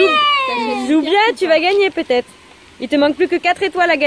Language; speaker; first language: French; native; French